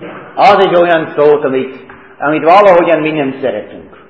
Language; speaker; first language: Hungarian; non-native, fluent; English